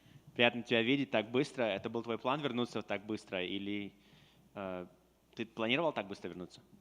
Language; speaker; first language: Russian; native; Russian